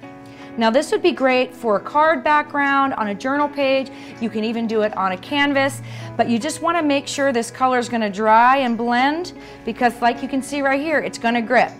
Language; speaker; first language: English; native; English